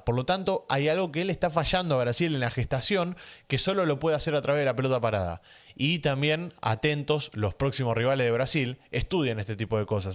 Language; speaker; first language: Spanish; native; Spanish